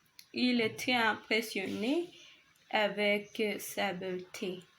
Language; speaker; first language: French; non-native, learner; Spanish